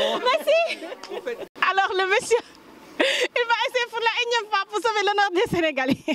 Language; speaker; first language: French; non-native, local second language; Wolof